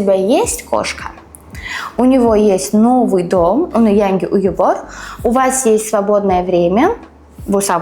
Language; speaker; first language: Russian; non-native, fluent; Uzbek